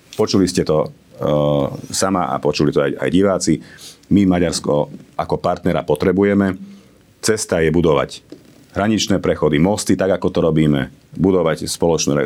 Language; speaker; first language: Slovak; non-native, local second language; Hungarian